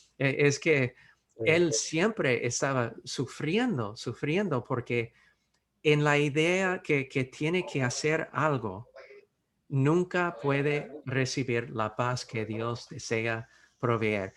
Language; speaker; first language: Spanish; non-native, fluent; English